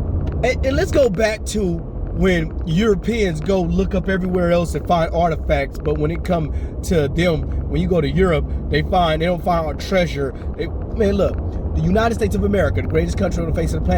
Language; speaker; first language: English; native; English